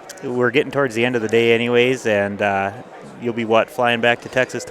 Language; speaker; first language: English; native; English